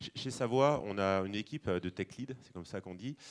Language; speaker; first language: French; native; French